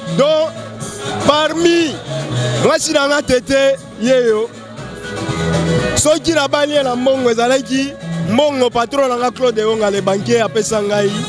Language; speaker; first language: Lingala; native; Lingala